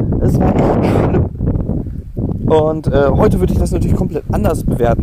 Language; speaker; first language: German; native; German